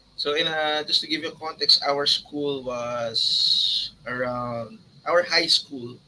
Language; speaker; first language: English; non-native, local second language; Filipino